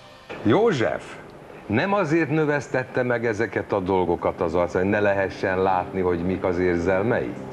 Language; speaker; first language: Hungarian; native; Hungarian